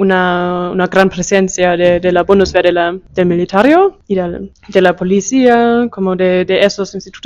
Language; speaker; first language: Spanish; non-native, fluent; German